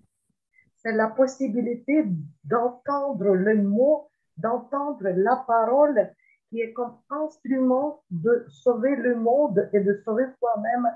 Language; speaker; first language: French; non-native, fluent; Ukrainian